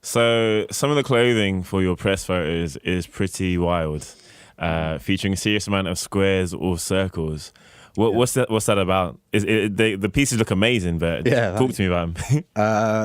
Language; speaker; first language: English; native; English